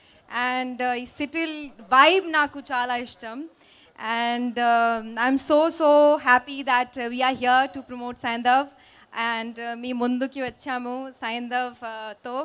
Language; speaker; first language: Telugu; non-native, fluent; Hindi